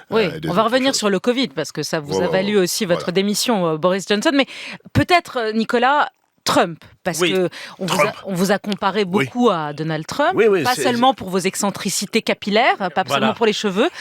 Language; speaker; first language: French; native; French